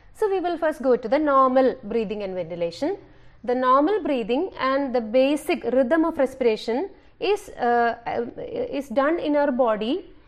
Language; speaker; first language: English; non-native, local second language; Malayalam